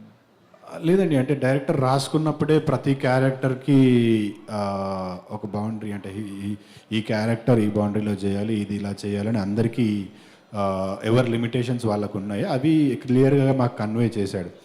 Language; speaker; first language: Telugu; native; Telugu